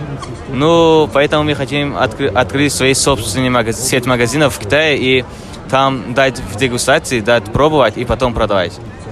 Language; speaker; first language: Russian; non-native, learner; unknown